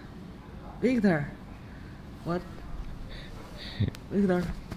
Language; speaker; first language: English; non-native, learner; Chinese